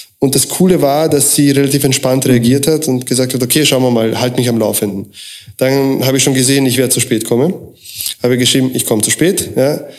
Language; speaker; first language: German; early bilingual, other home language; Croatian